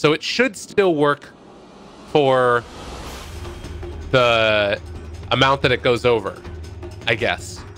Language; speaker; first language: English; native; English